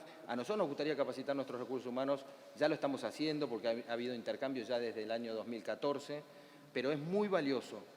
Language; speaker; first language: Spanish; native; Spanish